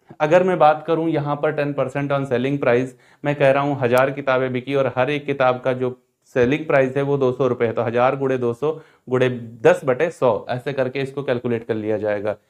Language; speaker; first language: Hindi; native; Hindi